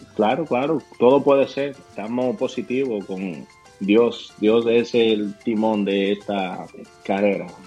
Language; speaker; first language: Spanish; native; Spanish